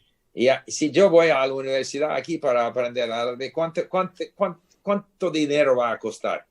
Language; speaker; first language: Spanish; non-native, fluent; English